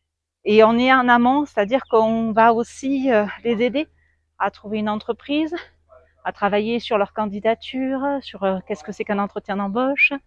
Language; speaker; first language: French; native; French